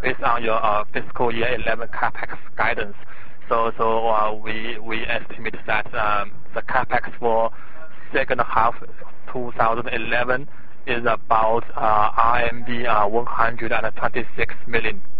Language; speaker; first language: English; non-native, fluent; Chinese